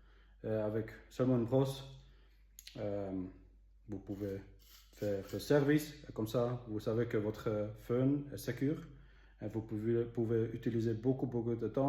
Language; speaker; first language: French; non-native, local second language; German